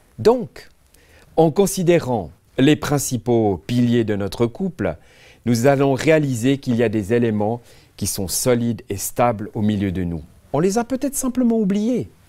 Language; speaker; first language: French; native; French